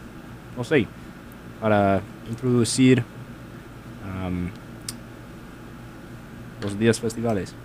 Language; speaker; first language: Spanish; non-native, learner; English